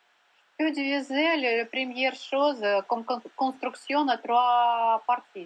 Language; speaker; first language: French; non-native, learner; Russian